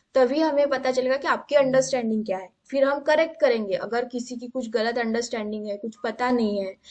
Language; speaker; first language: Hindi; non-native, local second language; Marathi